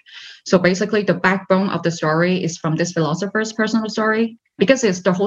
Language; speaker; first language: English; non-native, local second language; Cantonese